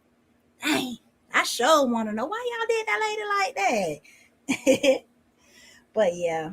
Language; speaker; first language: English; native; English